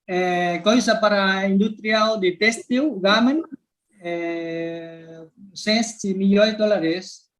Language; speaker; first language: Portuguese; non-native, learner; Vietnamese